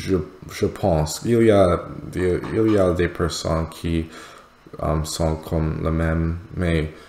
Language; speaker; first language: French; non-native, learner; English